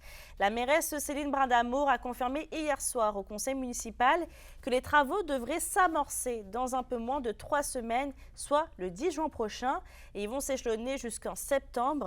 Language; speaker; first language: French; native; French